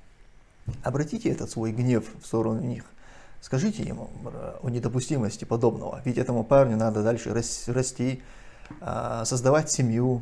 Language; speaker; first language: Russian; non-native, local second language; Chechen